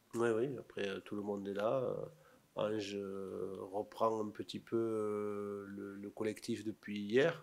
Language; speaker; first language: French; native; French